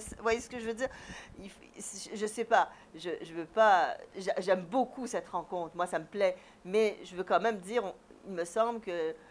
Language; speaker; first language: French; native; French